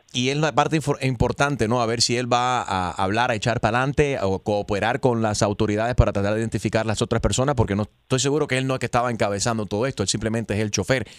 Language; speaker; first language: Spanish; early bilingual, heritage; Spanish